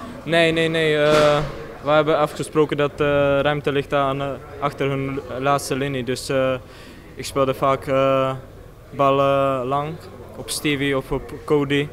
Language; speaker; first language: Dutch; non-native, fluent; Czech